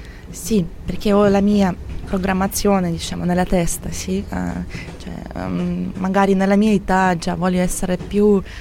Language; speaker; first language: Italian; non-native, fluent; Russian